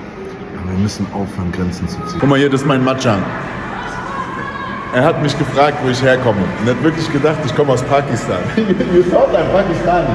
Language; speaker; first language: German; native; German